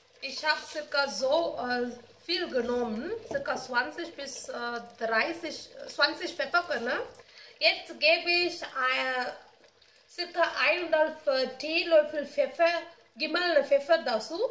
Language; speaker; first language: German; non-native, learner; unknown